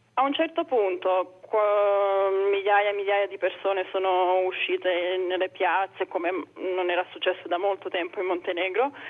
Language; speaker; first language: Italian; non-native, fluent; Serbian